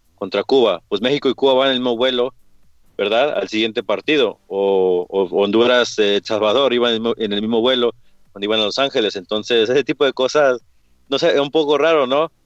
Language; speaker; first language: Spanish; early bilingual, heritage; Spanish